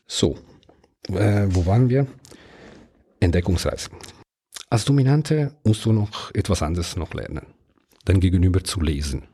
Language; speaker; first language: German; non-native, fluent; Italian